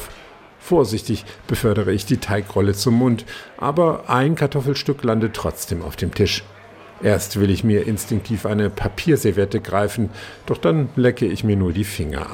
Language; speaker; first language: German; native; German